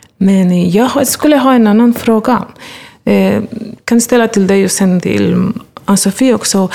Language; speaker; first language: Swedish; non-native, fluent; Spanish